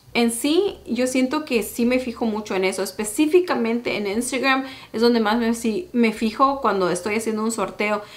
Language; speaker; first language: Spanish; early bilingual, heritage; Spanish